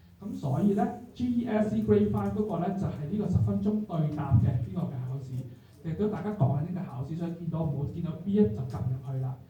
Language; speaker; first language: Cantonese; native; Cantonese